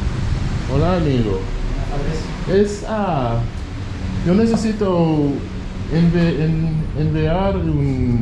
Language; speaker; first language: Spanish; non-native, learner; English